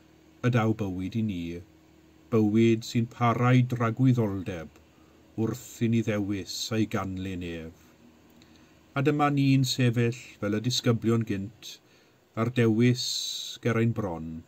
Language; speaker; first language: Welsh; native; Welsh